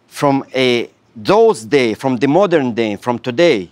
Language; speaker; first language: English; non-native, learner; Russian